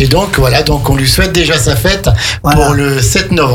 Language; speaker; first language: French; native; French